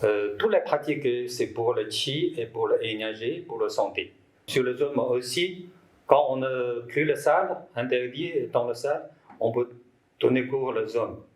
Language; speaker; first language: French; non-native, learner; Chinese